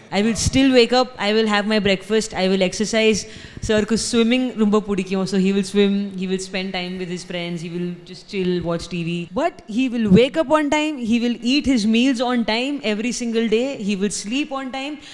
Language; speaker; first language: English; non-native, local second language; Hindi